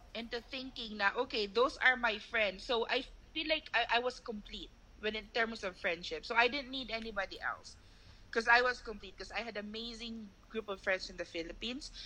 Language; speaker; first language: English; non-native, local second language; Cebuano